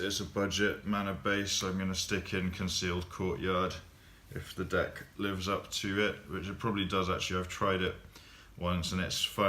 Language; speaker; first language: English; native; English